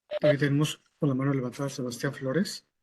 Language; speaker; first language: Spanish; native; Spanish